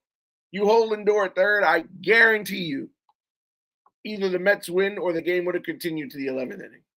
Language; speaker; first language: English; native; English